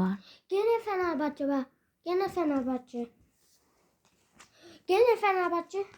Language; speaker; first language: Turkish; early bilingual, heritage; Turkish